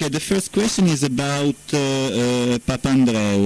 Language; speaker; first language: English; non-native, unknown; Italian